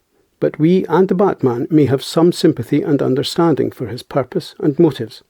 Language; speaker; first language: English; native; English